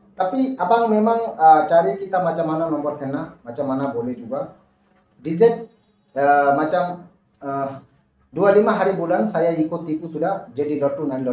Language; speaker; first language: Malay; non-native, learner; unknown